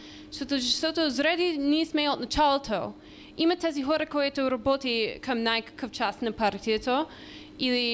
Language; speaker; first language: Bulgarian; non-native, learner; English